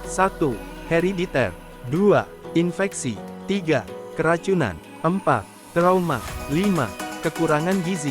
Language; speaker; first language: Indonesian; native; Indonesian